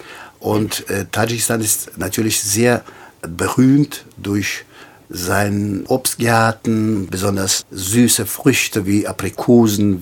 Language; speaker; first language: German; non-native, fluent; Tajik